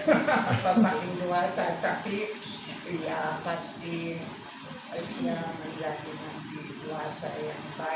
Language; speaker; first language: Indonesian; non-native, fluent; German